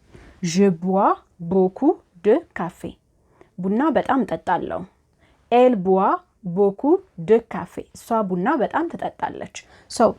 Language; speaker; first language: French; non-native, fluent; Amharic